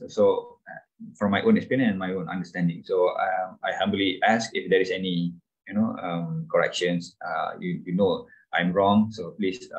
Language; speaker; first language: English; non-native, local second language; Malay